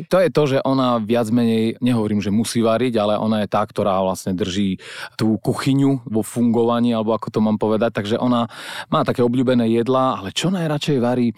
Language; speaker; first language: Slovak; non-native, local second language; Rusyn